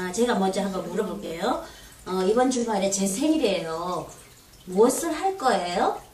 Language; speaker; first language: Korean; native; Korean